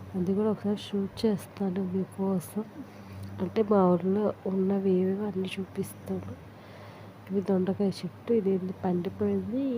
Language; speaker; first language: Telugu; non-native, local second language; Urdu